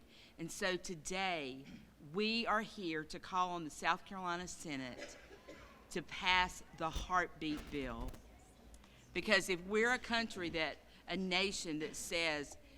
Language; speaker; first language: English; native; English